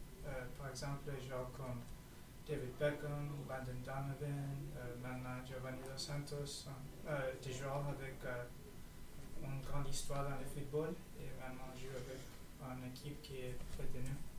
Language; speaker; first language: French; non-native, learner; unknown